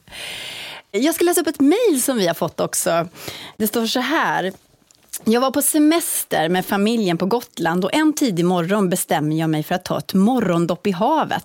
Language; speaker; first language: Swedish; native; Swedish